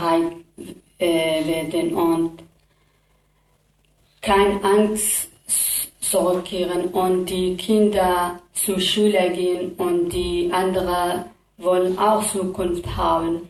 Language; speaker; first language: German; non-native, learner; Kurdish